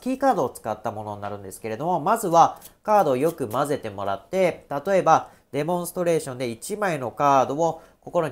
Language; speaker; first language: Japanese; native; Japanese